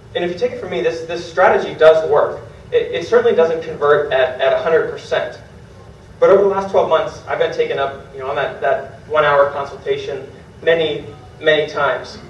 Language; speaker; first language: English; native; English